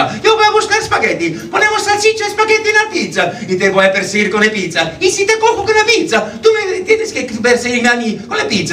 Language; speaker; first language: Spanish; non-native, fluent; English